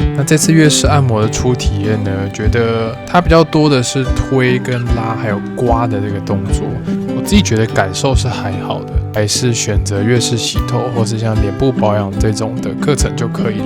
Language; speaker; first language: Chinese; native; Chinese